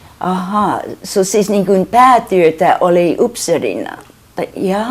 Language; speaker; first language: Finnish; early bilingual, heritage; English